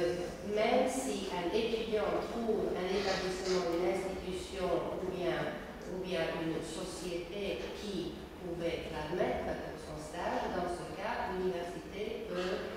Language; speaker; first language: French; non-native, fluent; Slovak